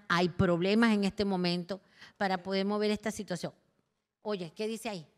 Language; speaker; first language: Spanish; native; Spanish